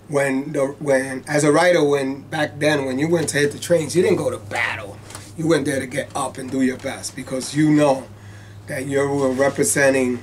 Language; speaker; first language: English; native; English